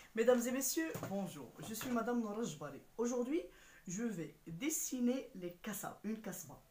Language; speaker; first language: French; non-native, local second language; Arabic